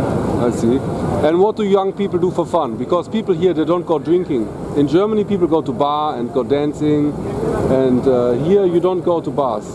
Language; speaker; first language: English; non-native, fluent; German